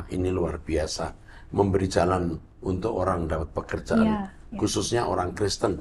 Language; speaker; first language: Indonesian; native; Indonesian